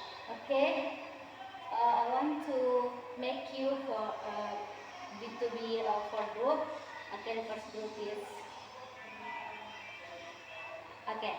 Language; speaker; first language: English; non-native, learner; Indonesian